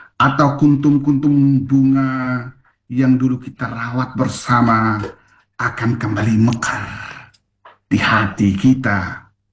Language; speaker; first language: Malay; non-native, local second language; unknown